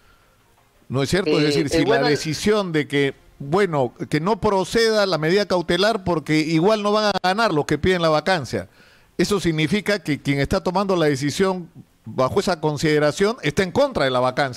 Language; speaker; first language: Spanish; native; Spanish